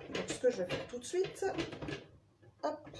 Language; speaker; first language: French; native; French